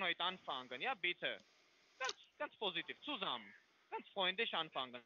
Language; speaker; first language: German; non-native, fluent; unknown